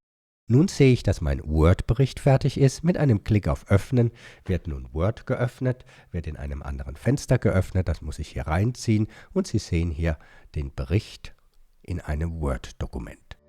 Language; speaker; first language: German; native; German